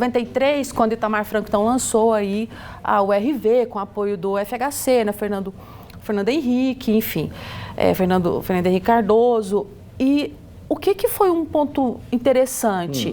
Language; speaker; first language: Portuguese; native; Portuguese